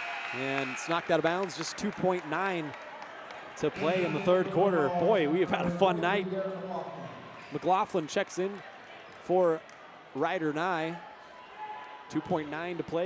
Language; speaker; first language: English; native; English